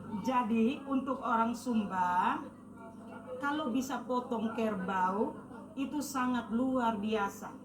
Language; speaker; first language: Indonesian; non-native, local second language; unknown